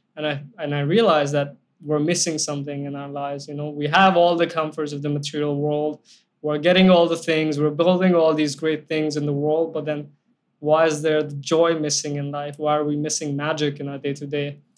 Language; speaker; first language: English; non-native, local second language; Hindi